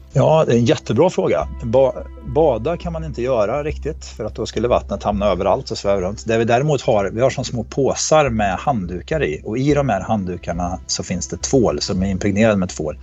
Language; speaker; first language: Swedish; native; Swedish